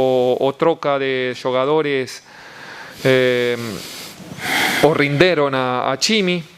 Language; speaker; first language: Portuguese; non-native, learner; Spanish